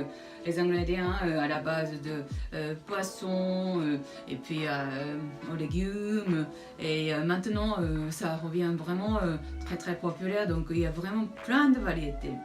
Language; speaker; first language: French; non-native, fluent; Japanese